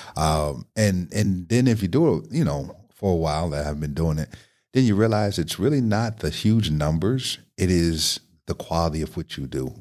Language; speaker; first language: English; native; English